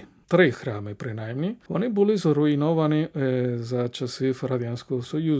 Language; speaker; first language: Ukrainian; non-native, fluent; Spanish